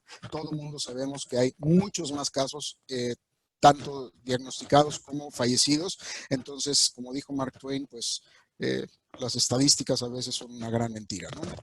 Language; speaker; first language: Spanish; native; Spanish